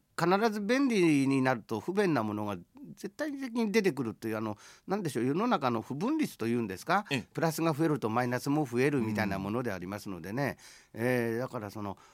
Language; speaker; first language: Japanese; native; Japanese